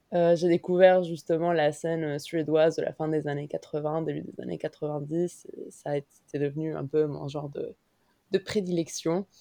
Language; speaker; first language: French; non-native, fluent; Spanish